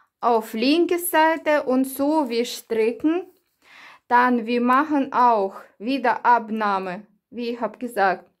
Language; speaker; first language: German; non-native, learner; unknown